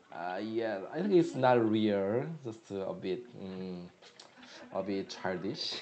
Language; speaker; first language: English; non-native, learner; Korean